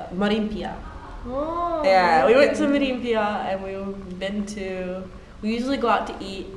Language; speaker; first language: English; native; English